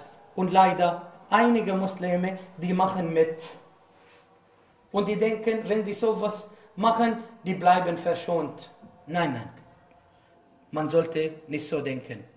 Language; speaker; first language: German; non-native, fluent; Arabic